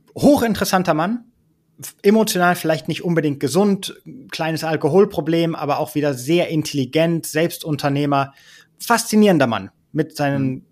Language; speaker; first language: German; early bilingual, heritage; German